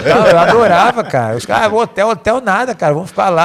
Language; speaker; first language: Portuguese; native; Portuguese